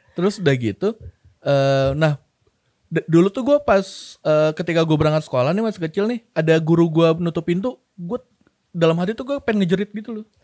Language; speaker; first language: Indonesian; native; Indonesian